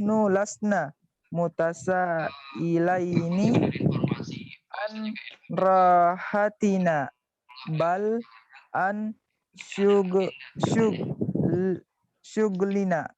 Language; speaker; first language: Arabic; non-native, learner; Indonesian